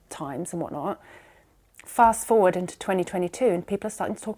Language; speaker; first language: English; native; English